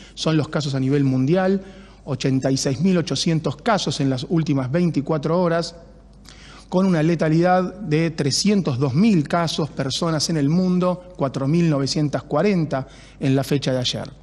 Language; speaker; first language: Spanish; native; Spanish